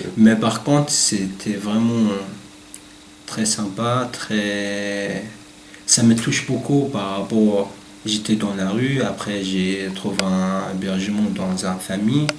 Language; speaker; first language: French; non-native, learner; Arabic